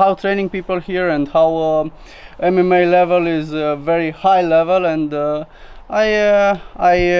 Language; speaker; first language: English; non-native, learner; Romanian